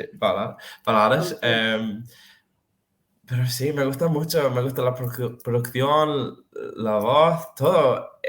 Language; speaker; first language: Spanish; non-native, fluent; Serbian